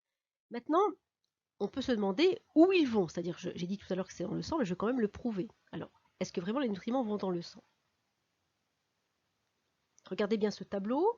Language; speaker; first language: French; native; French